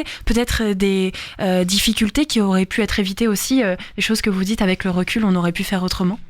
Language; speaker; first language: French; native; French